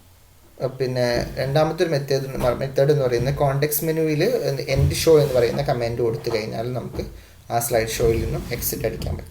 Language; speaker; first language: Malayalam; native; Malayalam